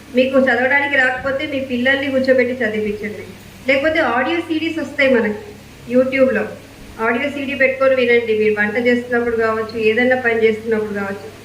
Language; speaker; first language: Telugu; native; Telugu